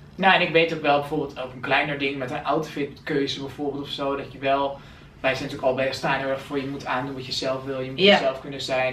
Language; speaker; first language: Dutch; native; Dutch